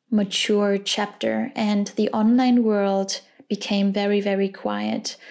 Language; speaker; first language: English; non-native, fluent; German